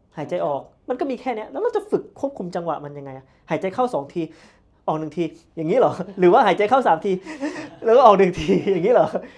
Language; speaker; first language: Thai; native; Thai